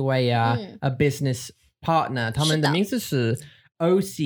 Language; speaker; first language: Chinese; non-native, learner; English